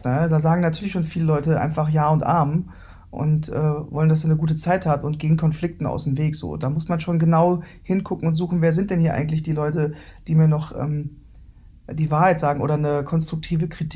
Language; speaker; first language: German; native; German